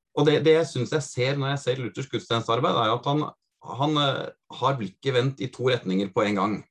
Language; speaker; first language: Norwegian; native; Norwegian